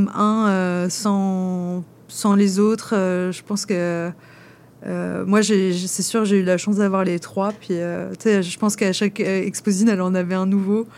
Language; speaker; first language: French; native; French